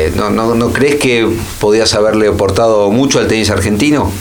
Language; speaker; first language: Spanish; native; Spanish